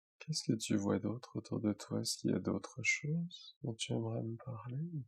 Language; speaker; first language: French; native; French